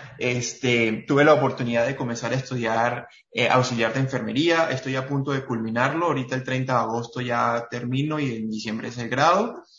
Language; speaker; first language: Spanish; native; Spanish